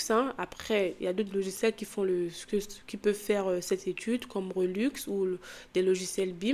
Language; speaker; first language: French; native; French